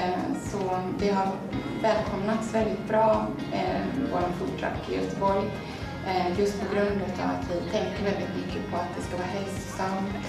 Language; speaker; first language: Swedish; early bilingual, other home language; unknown